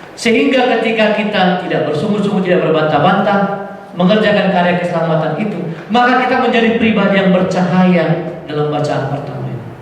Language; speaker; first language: Indonesian; non-native, local second language; Batak Toba